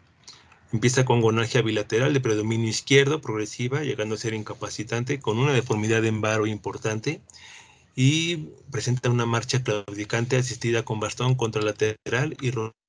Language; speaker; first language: Spanish; native; Spanish